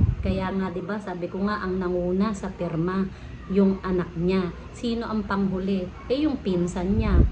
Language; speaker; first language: Filipino; native; Filipino